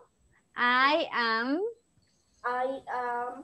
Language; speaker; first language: English; non-native, fluent; Spanish